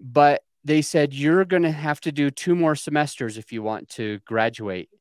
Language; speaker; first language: English; native; English